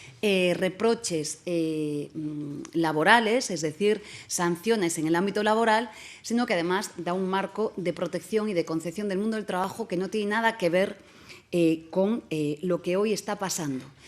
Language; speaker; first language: Spanish; native; Spanish